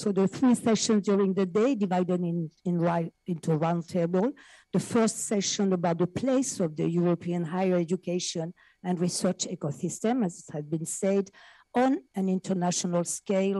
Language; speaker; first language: English; non-native, fluent; French